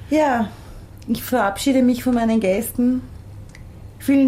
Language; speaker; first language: German; native; German